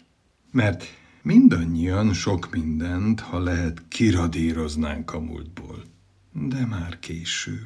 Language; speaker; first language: Hungarian; native; Hungarian